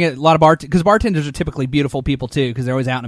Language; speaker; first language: English; native; English